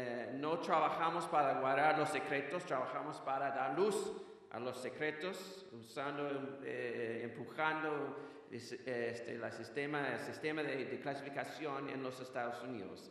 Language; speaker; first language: Spanish; non-native, fluent; English